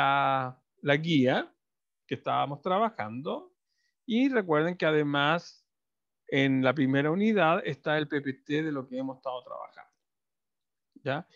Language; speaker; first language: Spanish; native; Spanish